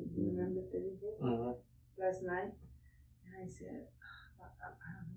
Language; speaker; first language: English; non-native, learner; Spanish